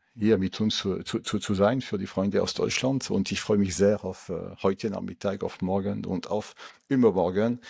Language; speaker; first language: German; non-native, fluent; French